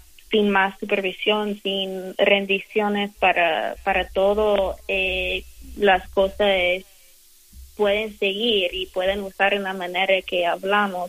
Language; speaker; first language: Spanish; non-native, fluent; English